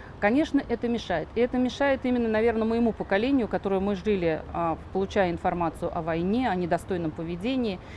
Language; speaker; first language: Russian; native; Russian